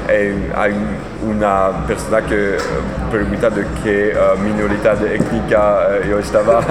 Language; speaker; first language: Spanish; non-native, learner; French